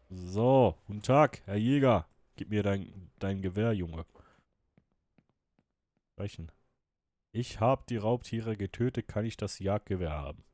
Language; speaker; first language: German; native; German